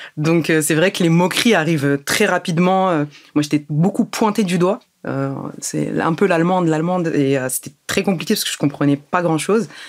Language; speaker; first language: French; early bilingual, other home language; Arabic